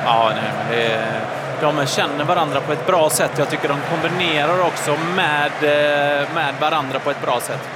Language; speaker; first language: Swedish; native; Swedish